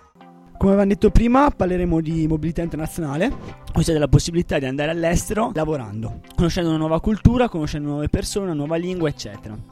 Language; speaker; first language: Italian; native; Italian